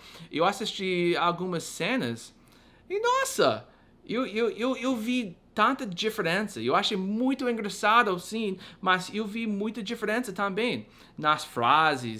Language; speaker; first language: Portuguese; non-native, fluent; English